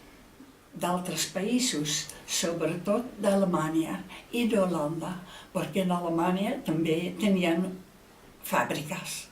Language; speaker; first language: Catalan; non-native, fluent; Dutch